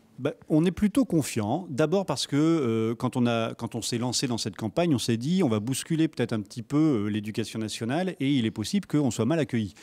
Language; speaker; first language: French; native; French